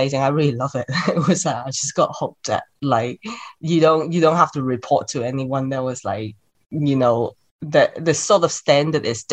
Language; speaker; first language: English; non-native, local second language; Cantonese